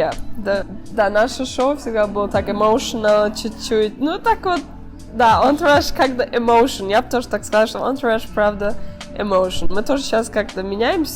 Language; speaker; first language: Russian; early bilingual, heritage; Russian